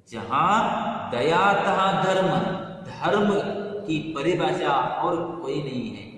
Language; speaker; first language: Hindi; non-native, local second language; Kannada